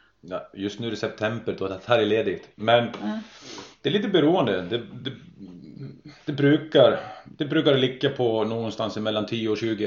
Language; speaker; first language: Swedish; non-native, fluent; Icelandic